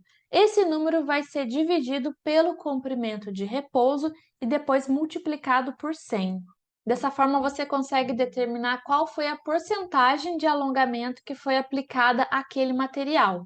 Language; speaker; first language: Portuguese; native; Portuguese